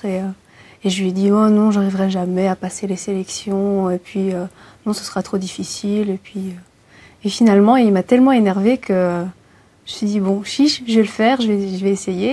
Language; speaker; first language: French; early bilingual, other home language; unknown